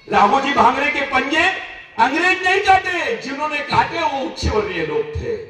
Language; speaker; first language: Hindi; non-native, local second language; Marathi